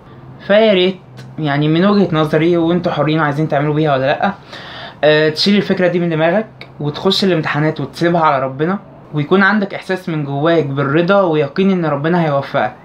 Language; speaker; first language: Arabic; native; Arabic